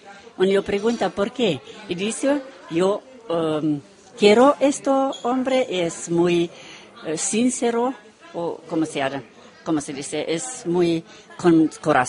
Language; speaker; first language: Spanish; non-native, learner; Romanian